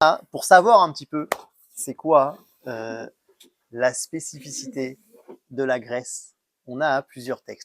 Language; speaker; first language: French; native; French